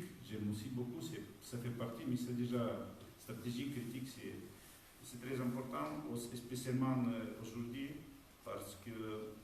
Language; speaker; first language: French; non-native, fluent; Romanian